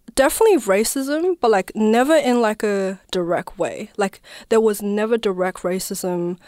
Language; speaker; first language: English; non-native, fluent; Chinese